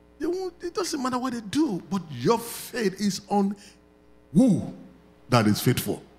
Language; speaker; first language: English; non-native, local second language; Yoruba